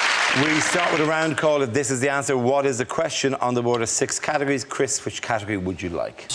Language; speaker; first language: English; native; English